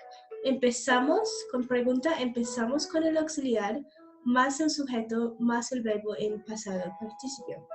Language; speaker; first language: Spanish; non-native, fluent; English